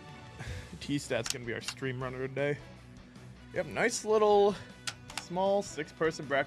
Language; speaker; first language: English; native; English